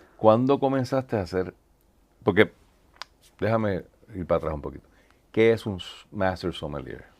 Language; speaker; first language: Spanish; native; Spanish